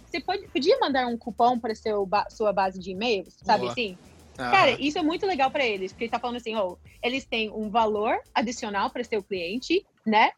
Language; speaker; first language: Portuguese; non-native, fluent; English